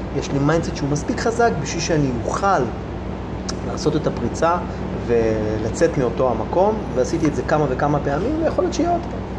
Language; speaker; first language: Hebrew; early bilingual, other home language; Russian